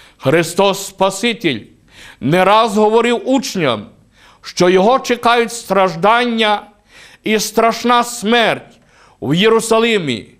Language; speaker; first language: Ukrainian; native; Ukrainian